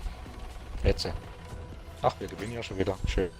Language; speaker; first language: German; native; German